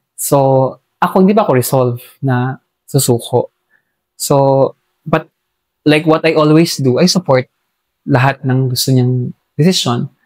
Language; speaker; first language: Filipino; non-native, local second language; Hiligaynon